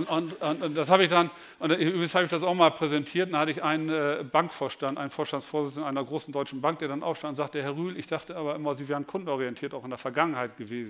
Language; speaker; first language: German; native; German